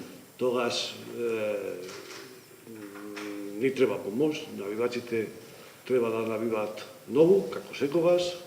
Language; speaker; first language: Macedonian; non-native, learner; Spanish